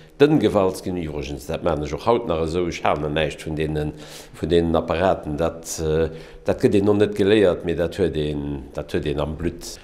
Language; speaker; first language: Luxembourgish; early bilingual, other home language; Italian